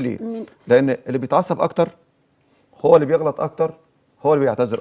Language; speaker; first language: Arabic; native; Arabic